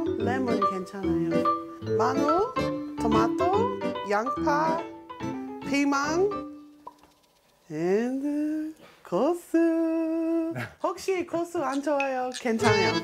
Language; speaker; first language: Korean; non-native, learner; English